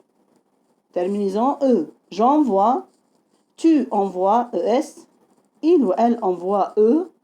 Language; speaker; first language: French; non-native, fluent; Arabic